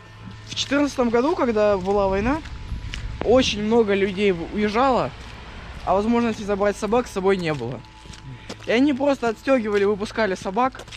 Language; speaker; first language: Russian; native; Russian